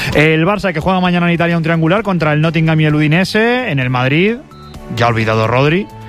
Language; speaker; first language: Spanish; native; Spanish